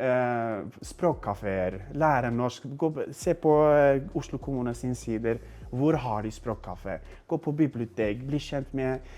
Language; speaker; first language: Norwegian; non-native, fluent; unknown